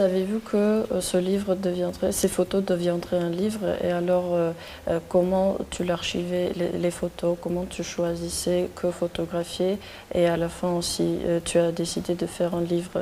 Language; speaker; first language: French; non-native, fluent; Armenian